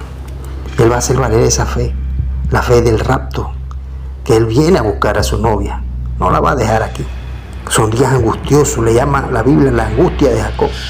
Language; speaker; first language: Spanish; native; Spanish